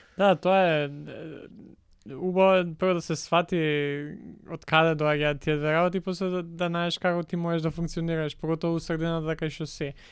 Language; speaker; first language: Macedonian; native; Macedonian